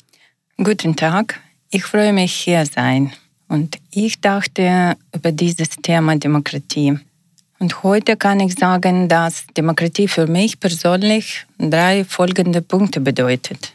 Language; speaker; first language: German; non-native, learner; Ukrainian